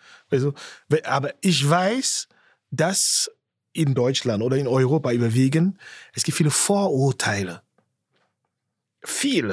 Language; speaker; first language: German; non-native, fluent; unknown